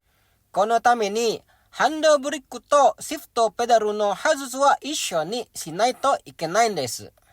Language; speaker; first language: Japanese; non-native, learner; Indonesian